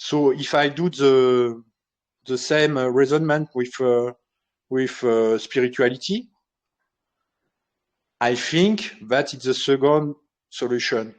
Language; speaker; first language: English; non-native, learner; French